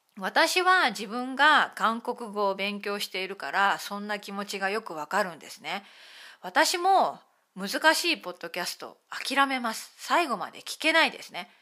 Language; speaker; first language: Japanese; native; Japanese